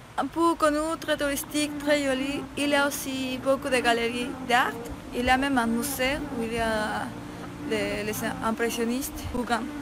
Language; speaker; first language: French; non-native, fluent; Spanish